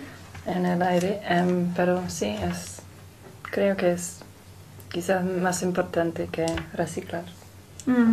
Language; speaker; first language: Spanish; non-native, learner; English